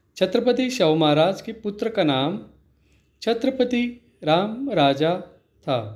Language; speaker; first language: Hindi; non-native, local second language; Marathi